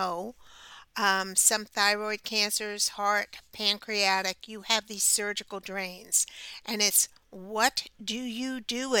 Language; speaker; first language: English; native; English